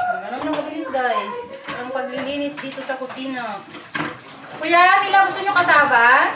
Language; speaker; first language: Filipino; non-native, local second language; Waray